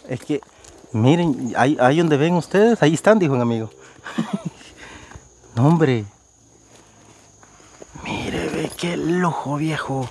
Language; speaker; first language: Spanish; native; Spanish